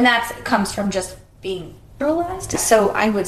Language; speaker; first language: English; native; English